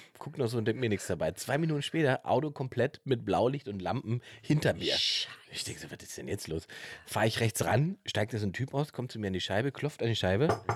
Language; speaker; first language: German; native; German